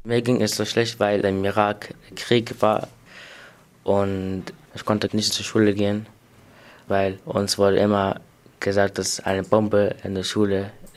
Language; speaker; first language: German; early bilingual, other home language; Arabic